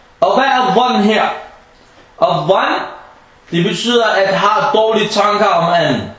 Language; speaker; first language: Danish; early bilingual, other home language; Arabic